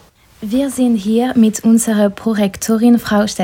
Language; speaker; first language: German; non-native, learner; French